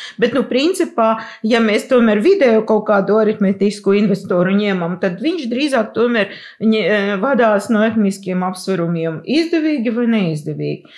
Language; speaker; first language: Latvian; non-native, local second language; Russian